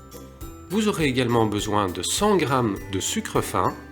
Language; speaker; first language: French; native; French